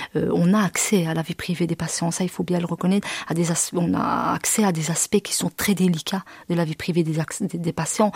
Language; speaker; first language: French; early bilingual, other home language; Arabic